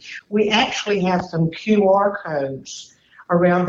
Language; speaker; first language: English; native; English